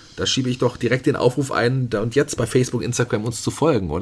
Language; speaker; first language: German; native; German